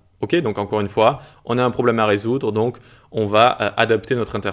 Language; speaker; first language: French; native; French